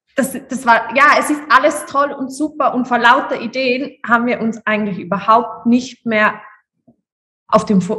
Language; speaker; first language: German; native; German